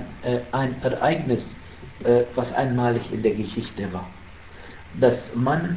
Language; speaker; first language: German; non-native, fluent; Arabic